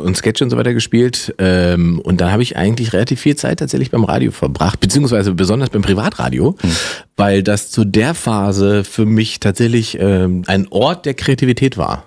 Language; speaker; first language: German; native; German